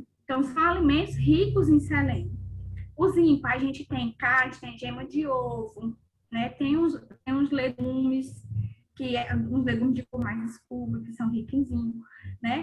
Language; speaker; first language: Portuguese; native; Portuguese